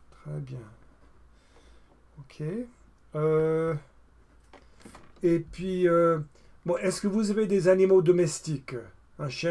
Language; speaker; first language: French; non-native, fluent; English